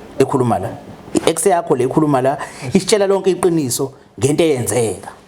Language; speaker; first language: Zulu; native; Zulu